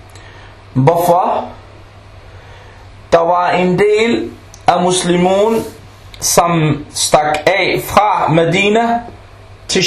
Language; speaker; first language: Danish; non-native, local second language; Arabic